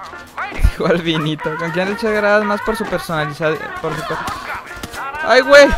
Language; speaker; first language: Spanish; native; Spanish